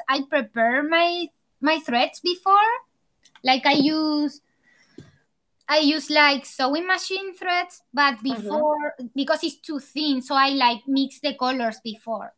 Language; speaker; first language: English; non-native, fluent; Spanish